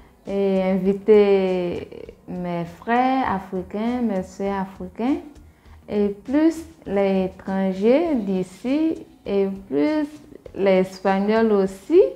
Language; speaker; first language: French; non-native, learner; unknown